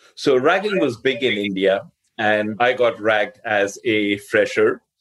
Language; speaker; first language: English; non-native, local second language; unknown